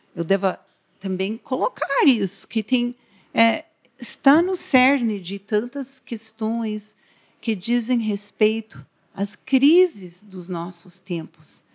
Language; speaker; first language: Portuguese; non-native, fluent; English